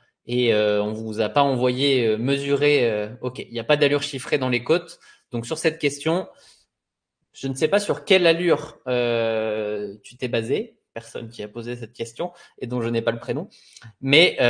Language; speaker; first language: French; native; French